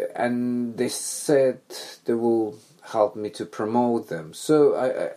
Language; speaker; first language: English; non-native, fluent; Belarusian